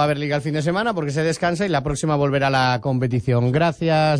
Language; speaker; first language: Spanish; native; Spanish